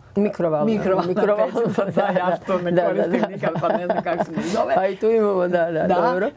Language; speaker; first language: Croatian; native; Croatian